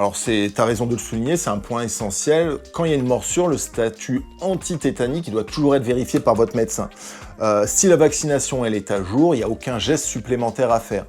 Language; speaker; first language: French; native; French